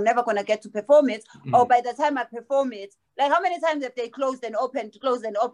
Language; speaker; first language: English; non-native, local second language; Zulu